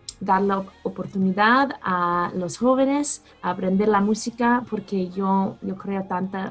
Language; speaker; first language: Spanish; non-native, fluent; English